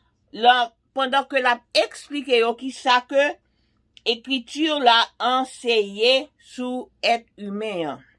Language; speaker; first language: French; non-native, local second language; Haitian Creole